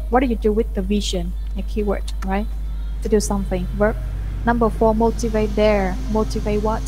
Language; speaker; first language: English; non-native, fluent; Vietnamese